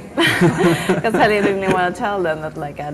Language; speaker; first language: English; non-native, fluent; Swedish